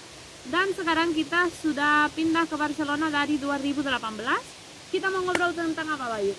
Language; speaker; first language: Indonesian; non-native, fluent; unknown